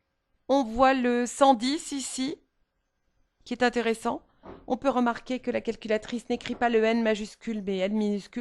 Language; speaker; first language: French; native; French